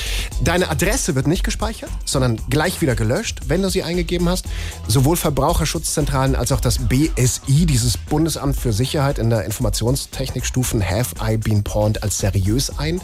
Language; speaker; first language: German; native; German